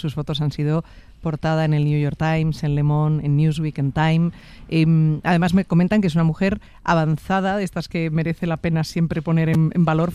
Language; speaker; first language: Spanish; native; Spanish